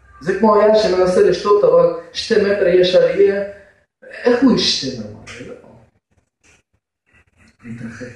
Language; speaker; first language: Hebrew; non-native, fluent; Russian